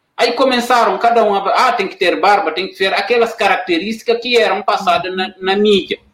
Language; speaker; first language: Portuguese; non-native, fluent; Wolof